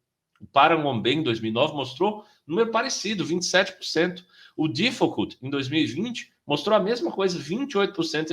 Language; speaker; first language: Portuguese; native; Portuguese